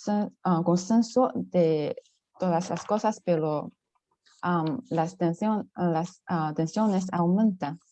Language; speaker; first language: Spanish; non-native, fluent; Chinese